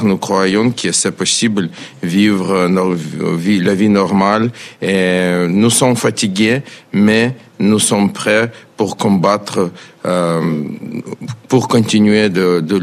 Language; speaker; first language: French; non-native, fluent; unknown